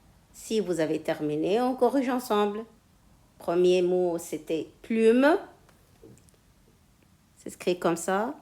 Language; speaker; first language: French; non-native, local second language; Arabic